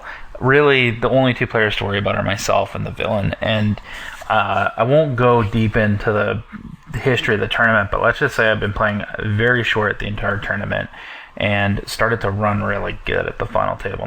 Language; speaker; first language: English; native; English